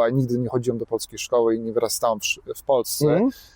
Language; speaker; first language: Polish; early bilingual, heritage; German